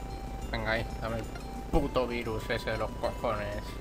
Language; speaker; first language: Spanish; native; Spanish